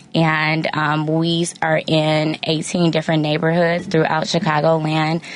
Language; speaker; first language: English; native; English